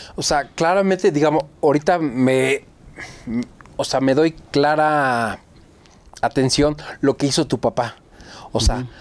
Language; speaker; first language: Spanish; native; Spanish